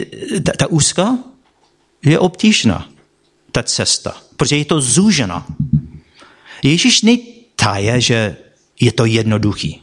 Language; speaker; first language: Czech; non-native, fluent; English